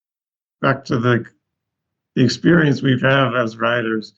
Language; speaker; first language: English; native; English